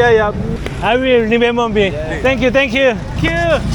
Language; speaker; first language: English; non-native, learner; Korean